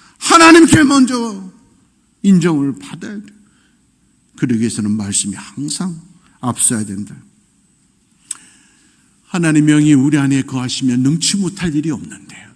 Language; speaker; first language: Korean; native; Korean